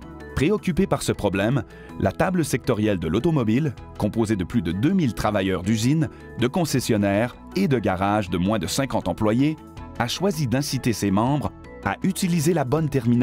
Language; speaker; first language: French; native; French